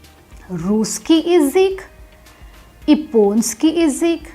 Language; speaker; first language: Russian; non-native, fluent; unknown